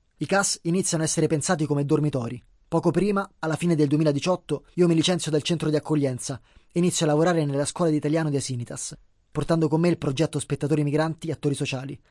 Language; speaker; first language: Italian; native; Italian